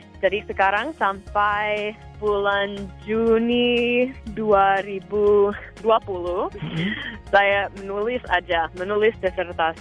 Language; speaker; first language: Indonesian; non-native, fluent; English